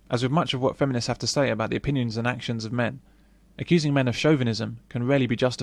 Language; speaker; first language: English; native; English